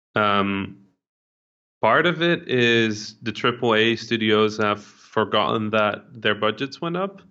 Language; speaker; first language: English; non-native, fluent; Dutch